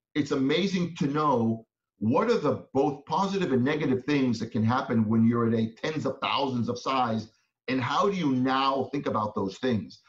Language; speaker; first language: English; non-native, fluent; Hebrew